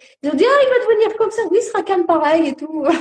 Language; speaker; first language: French; native; French